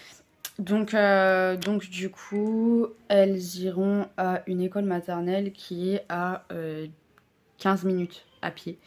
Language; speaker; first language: French; native; French